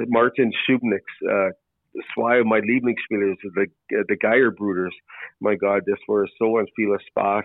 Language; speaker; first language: German; non-native, learner; English